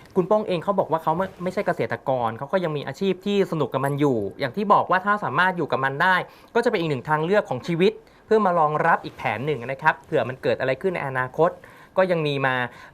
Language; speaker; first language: Thai; native; Thai